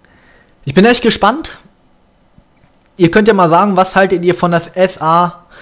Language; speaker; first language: German; native; German